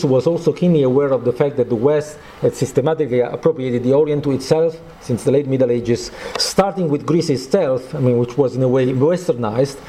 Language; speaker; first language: English; non-native, fluent; Italian